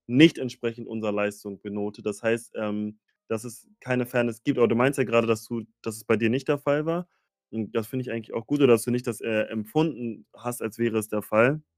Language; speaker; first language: German; early bilingual, other home language; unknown